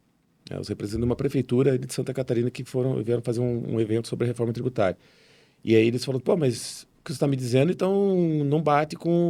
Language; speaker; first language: Portuguese; native; Portuguese